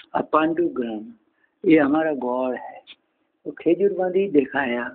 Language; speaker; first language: Hindi; non-native, local second language; Bangla